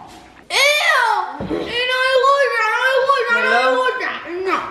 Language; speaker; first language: Spanish; early bilingual, heritage; English